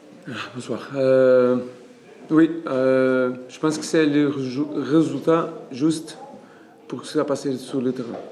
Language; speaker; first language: French; non-native, learner; Portuguese